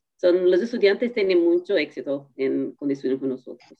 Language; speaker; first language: Spanish; non-native, learner; Portuguese